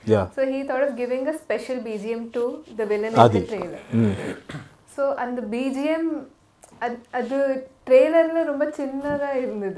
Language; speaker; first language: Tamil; non-native, learner; Tulu